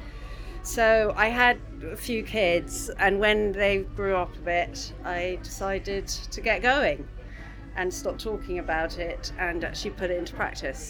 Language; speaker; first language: English; native; English